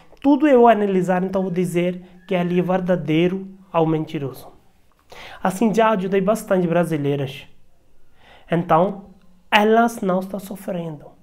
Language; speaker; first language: Portuguese; non-native, learner; Hindi